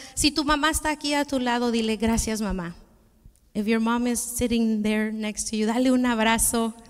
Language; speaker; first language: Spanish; early bilingual, heritage; Spanish